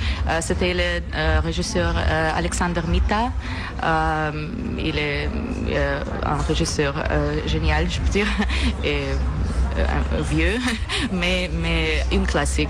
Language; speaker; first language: French; non-native, learner; Russian